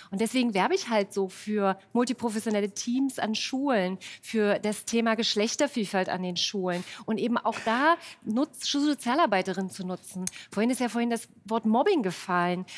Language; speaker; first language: German; native; German